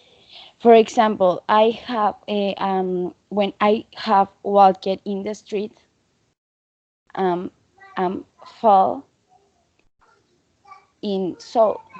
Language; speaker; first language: English; non-native, learner; Spanish